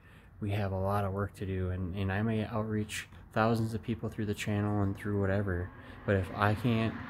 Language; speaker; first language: English; native; English